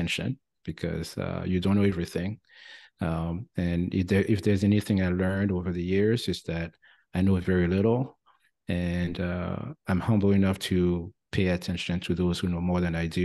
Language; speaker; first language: English; non-native, fluent; French